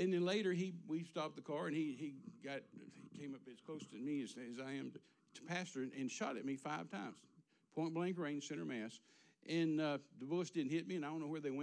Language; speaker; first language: English; native; English